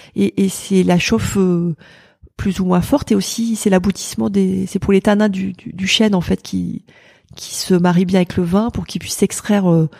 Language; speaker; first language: French; native; French